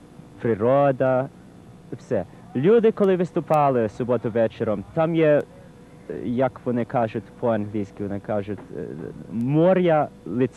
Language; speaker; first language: Ukrainian; early bilingual, heritage; Ukrainian